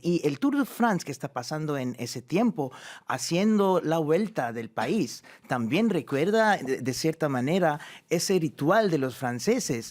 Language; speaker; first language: Spanish; non-native, fluent; French